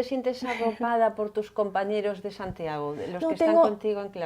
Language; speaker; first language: Spanish; native; Spanish